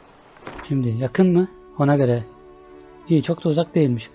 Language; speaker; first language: Turkish; native; Turkish